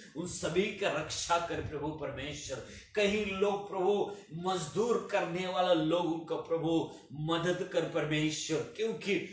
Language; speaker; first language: Hindi; non-native, local second language; Telugu